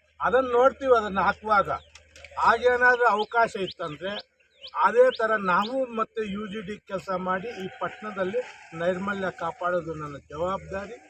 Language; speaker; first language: Kannada; non-native, local second language; Telugu